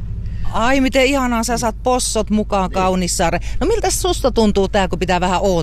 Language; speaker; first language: Finnish; native; Finnish